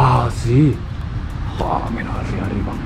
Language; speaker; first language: Spanish; non-native, learner; Japanese